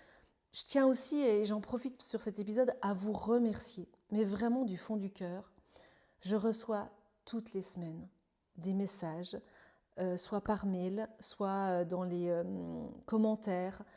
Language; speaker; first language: French; native; French